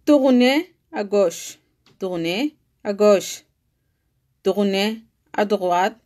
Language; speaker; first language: French; non-native, learner; Arabic